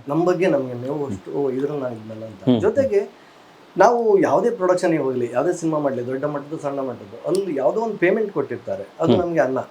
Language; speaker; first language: Kannada; native; Kannada